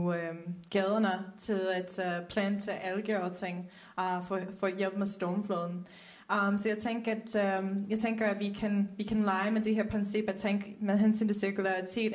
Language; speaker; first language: Danish; non-native, fluent; Dutch